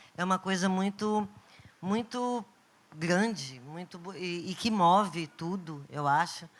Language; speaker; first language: Portuguese; native; Portuguese